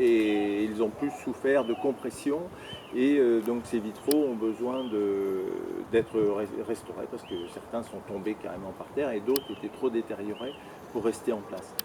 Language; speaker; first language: French; native; French